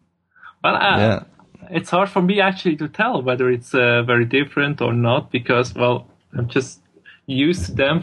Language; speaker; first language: English; non-native, fluent; German